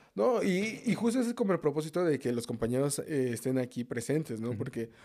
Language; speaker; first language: Spanish; native; Spanish